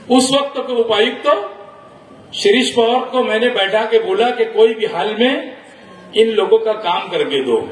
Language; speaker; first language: Hindi; non-native, local second language; Urdu